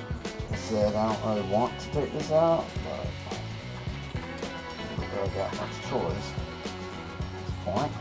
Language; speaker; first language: English; native; English